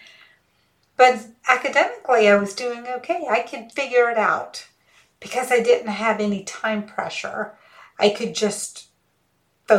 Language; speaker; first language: English; early bilingual, other home language; Hindi